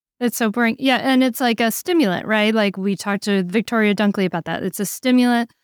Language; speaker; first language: English; native; English